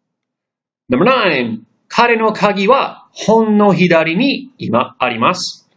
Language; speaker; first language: Japanese; non-native, fluent; English